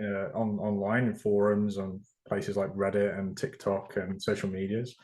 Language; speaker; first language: English; native; English